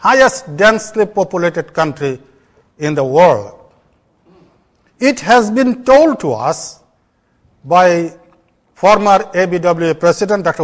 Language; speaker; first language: English; non-native, local second language; Bangla